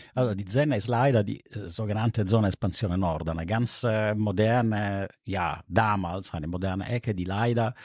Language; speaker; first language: German; non-native, fluent; Italian